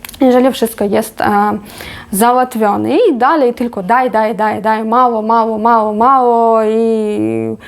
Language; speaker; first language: Polish; non-native, fluent; Ukrainian